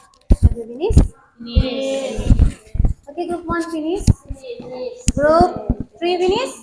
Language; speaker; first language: English; non-native, fluent; Indonesian